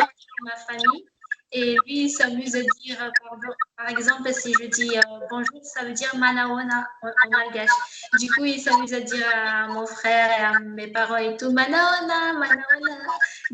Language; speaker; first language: French; non-native, local second language; Malagasy